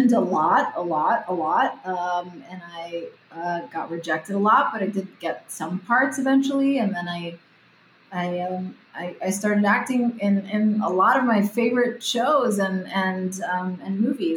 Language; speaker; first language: English; early bilingual, other home language; Spanish